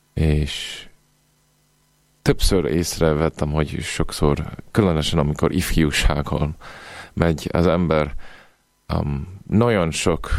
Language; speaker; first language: Hungarian; non-native, fluent; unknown